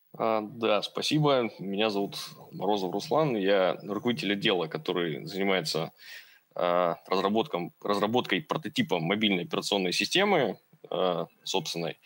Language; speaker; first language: Russian; native; Russian